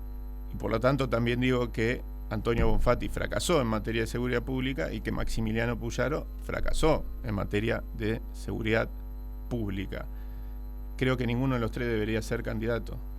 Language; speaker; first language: Spanish; native; Spanish